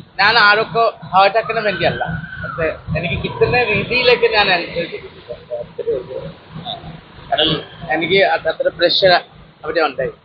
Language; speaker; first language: Malayalam; non-native, local second language; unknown